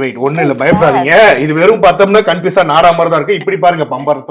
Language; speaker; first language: Tamil; native; Tamil